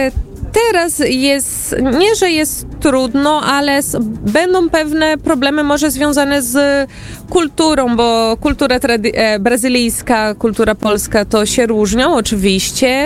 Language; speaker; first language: Polish; early bilingual, heritage; Portuguese